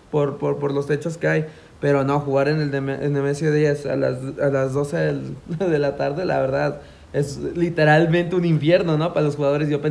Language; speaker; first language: Spanish; native; Spanish